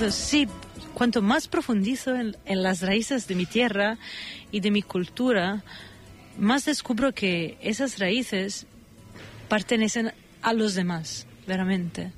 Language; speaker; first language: Spanish; non-native, fluent; Italian